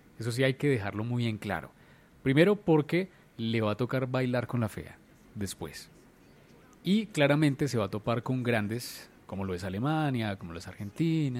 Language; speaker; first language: Spanish; native; Spanish